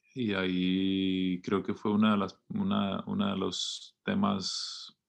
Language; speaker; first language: Spanish; early bilingual, heritage; Spanish